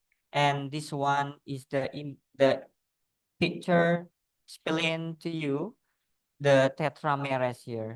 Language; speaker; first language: English; non-native, learner; Indonesian